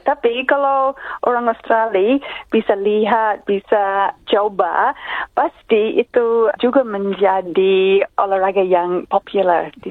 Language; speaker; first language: Indonesian; non-native, fluent; English